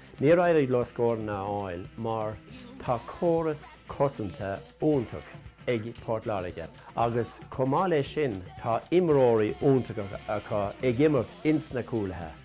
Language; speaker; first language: Irish; non-native, local second language; English